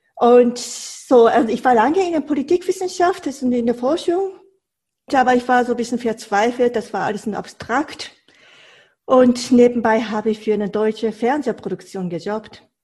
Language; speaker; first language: German; non-native, fluent; Japanese